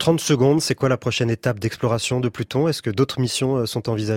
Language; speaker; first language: French; native; French